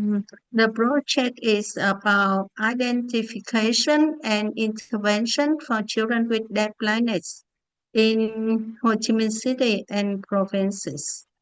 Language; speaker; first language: English; non-native, learner; Vietnamese